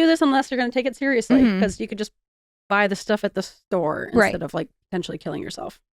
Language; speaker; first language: English; native; English